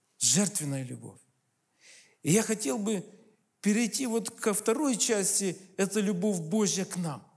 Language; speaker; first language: Russian; native; Russian